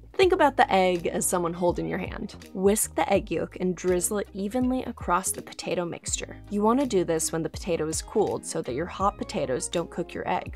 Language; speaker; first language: English; native; English